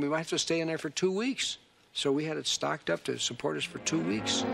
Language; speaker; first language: English; native; English